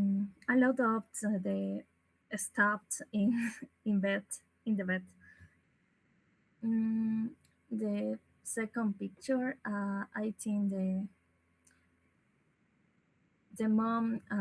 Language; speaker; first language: English; non-native, learner; Spanish